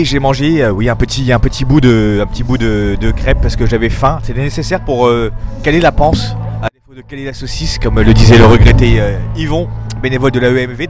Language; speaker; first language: French; native; French